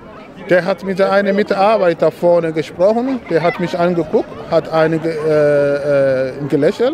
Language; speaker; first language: German; non-native, learner; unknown